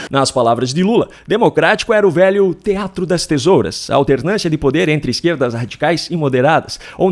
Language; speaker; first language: Portuguese; native; Portuguese